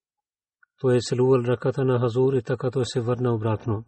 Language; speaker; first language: Bulgarian; non-native, learner; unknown